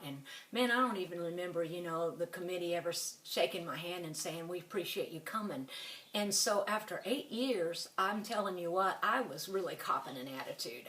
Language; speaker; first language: English; native; English